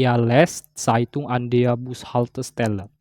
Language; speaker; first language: German; non-native, learner; Indonesian